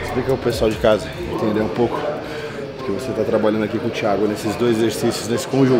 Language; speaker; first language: Portuguese; native; Portuguese